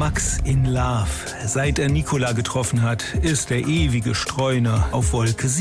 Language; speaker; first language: German; native; German